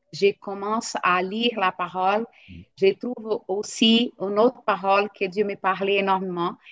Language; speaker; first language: French; non-native, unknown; Portuguese